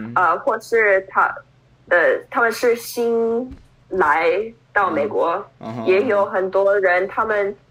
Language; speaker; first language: Chinese; non-native, fluent; English